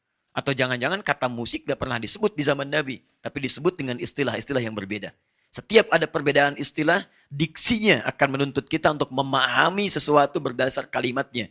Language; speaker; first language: Indonesian; non-native, fluent; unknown